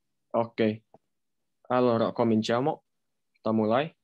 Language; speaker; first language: Italian; non-native, fluent; Indonesian